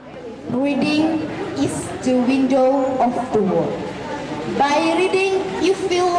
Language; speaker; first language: English; non-native, learner; Indonesian